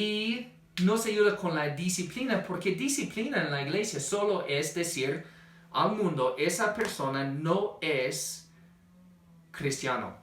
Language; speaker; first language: Spanish; non-native, fluent; English